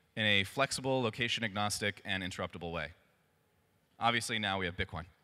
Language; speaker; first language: English; native; English